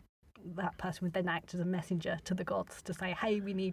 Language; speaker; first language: English; native; English